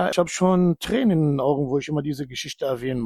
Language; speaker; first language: German; non-native, fluent; Turkish